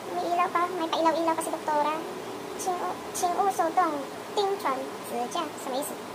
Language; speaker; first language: Filipino; non-native, local second language; Cebuano